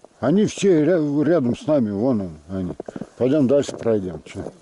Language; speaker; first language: Russian; native; Russian